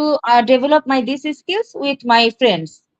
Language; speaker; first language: English; non-native, learner; Bangla